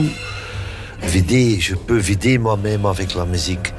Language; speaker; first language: French; non-native, local second language; Dutch